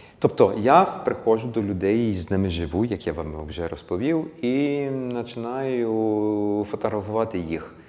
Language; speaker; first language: Ukrainian; early bilingual, heritage; Ukrainian